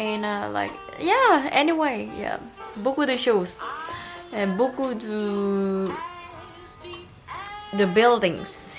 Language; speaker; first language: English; non-native, learner; Korean